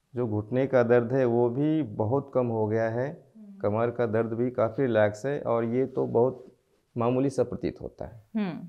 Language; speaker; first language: Hindi; native; Hindi